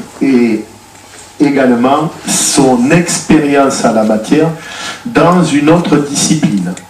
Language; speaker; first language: French; native; French